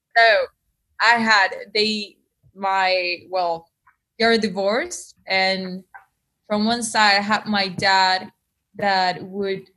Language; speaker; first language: English; non-native, fluent; Spanish